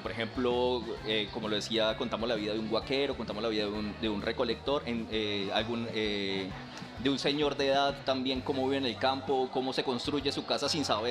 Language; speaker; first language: Spanish; native; Spanish